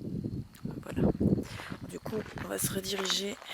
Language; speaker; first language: French; native; French